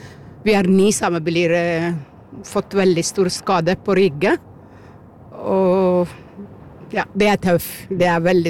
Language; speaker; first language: Norwegian; non-native, fluent; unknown